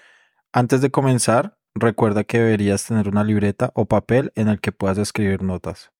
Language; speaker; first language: Spanish; native; Spanish